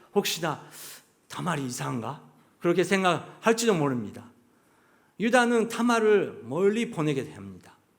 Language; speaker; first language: Korean; non-native, fluent; Japanese